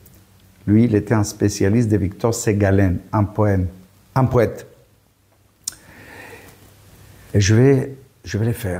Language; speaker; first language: French; non-native, fluent; Greek